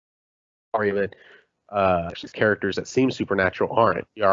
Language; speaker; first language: English; native; English